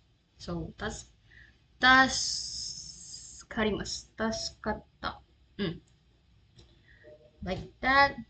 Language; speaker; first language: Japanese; non-native, learner; Indonesian